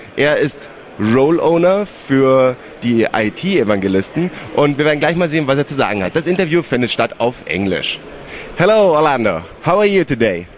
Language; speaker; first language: German; native; German